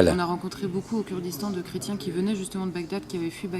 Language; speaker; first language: French; native; French